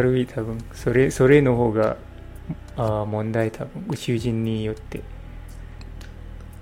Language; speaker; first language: Japanese; non-native, learner; English